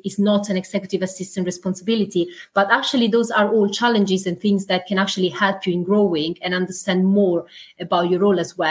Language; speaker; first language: English; non-native, fluent; Italian